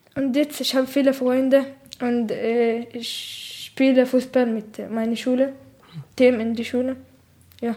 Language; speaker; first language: German; non-native, learner; Arabic